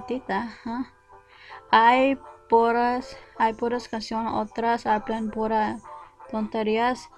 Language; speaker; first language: Spanish; non-native, learner; English